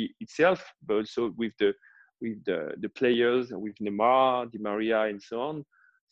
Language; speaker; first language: English; non-native, fluent; French